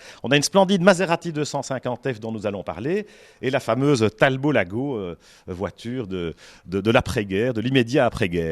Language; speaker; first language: French; native; French